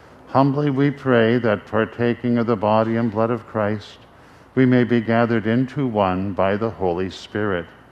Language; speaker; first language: English; native; English